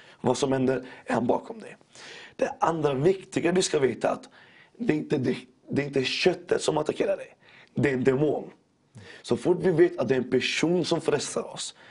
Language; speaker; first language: Swedish; early bilingual, other home language; Macedonian